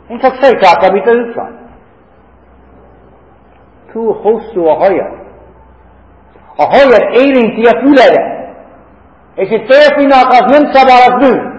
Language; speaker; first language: Hungarian; non-native, fluent; English